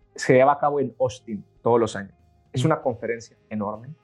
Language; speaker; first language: Spanish; native; Spanish